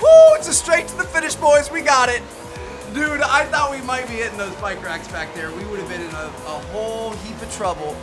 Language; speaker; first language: English; native; English